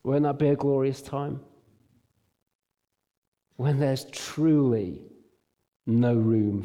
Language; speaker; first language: English; native; English